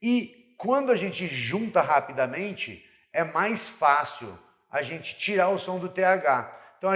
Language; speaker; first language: Portuguese; non-native, fluent; English